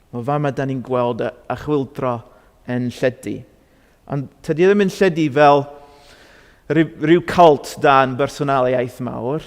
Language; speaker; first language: Welsh; non-native, fluent; English